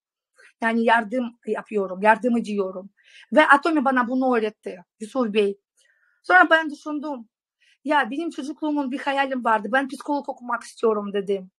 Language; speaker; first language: Turkish; non-native, fluent; Russian